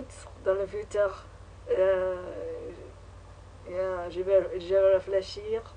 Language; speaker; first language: French; non-native, learner; English